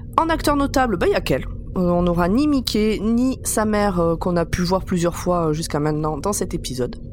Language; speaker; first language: French; native; French